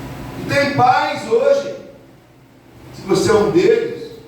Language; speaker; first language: Portuguese; native; Portuguese